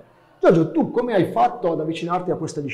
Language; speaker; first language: Italian; native; Italian